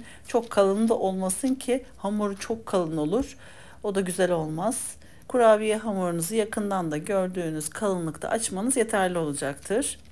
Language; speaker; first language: Turkish; native; Turkish